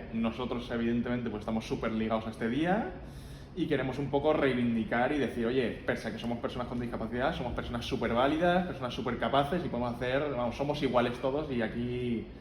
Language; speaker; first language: Spanish; native; Spanish